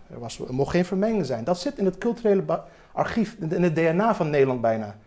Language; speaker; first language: Dutch; early bilingual, other home language; Turkish